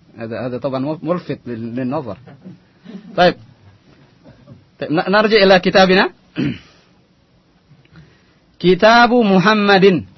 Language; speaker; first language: Arabic; non-native, fluent; Indonesian